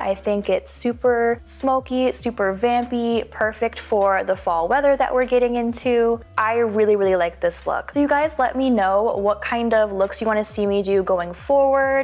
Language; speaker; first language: English; native; English